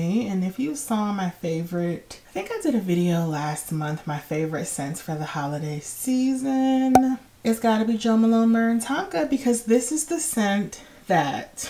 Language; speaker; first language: English; native; English